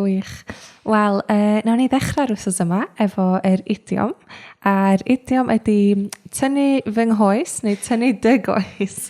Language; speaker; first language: Welsh; native; Welsh